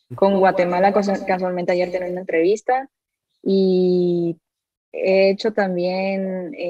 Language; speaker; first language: Spanish; native; Spanish